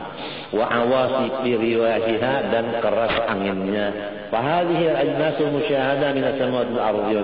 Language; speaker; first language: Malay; non-native, local second language; Banjar